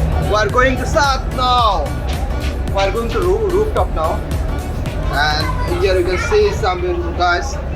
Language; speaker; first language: English; non-native, local second language; Bangla